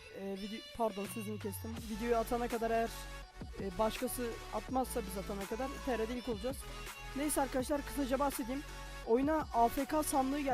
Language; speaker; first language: Turkish; native; Turkish